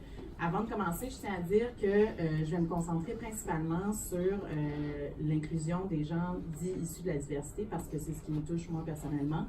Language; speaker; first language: French; native; French